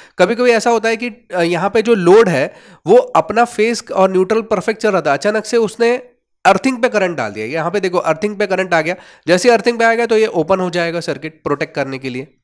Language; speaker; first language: Hindi; non-native, local second language; Gujarati